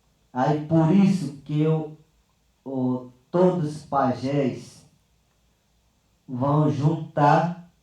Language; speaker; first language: Portuguese; non-native, local second language; Yanomámi